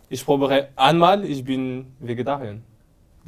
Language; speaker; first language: German; non-native, learner; French